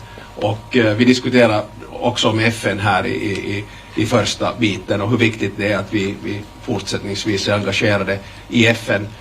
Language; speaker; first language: Swedish; native; Swedish